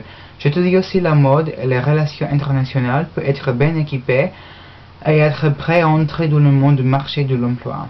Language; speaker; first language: French; non-native, learner; English